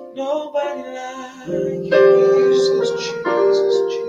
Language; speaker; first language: English; native; English